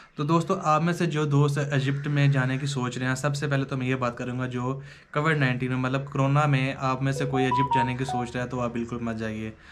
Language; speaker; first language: Urdu; non-native, local second language; Punjabi